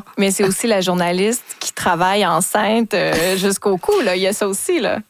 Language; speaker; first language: French; native; French